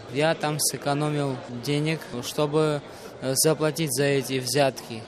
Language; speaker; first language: Russian; early bilingual, other home language; Armenian